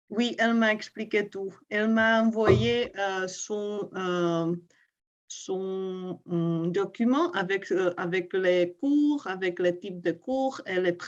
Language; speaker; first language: French; non-native, learner; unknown